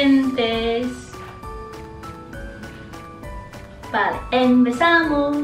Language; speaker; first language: Spanish; non-native, fluent; Chinese